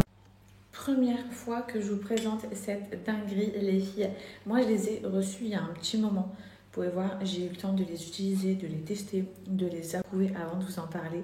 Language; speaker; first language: French; native; French